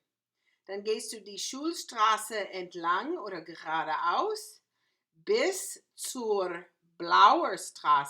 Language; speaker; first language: German; non-native, fluent; English